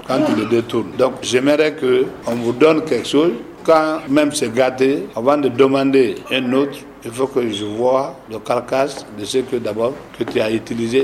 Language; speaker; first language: French; non-native, local second language; Susu